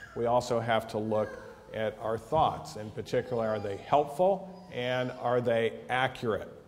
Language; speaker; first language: English; native; English